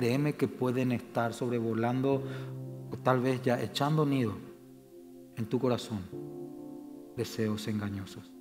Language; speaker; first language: Spanish; native; Spanish